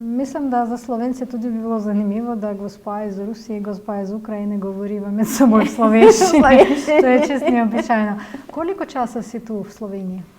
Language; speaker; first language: Slovenian; non-native, fluent; Ukrainian